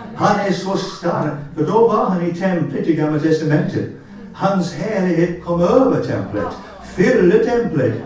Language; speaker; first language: Swedish; non-native, fluent; English